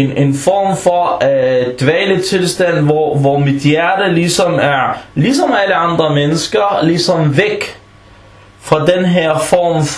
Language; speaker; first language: Danish; early bilingual, other home language; Arabic